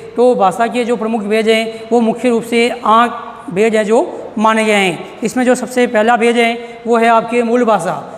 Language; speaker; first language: Hindi; native; Hindi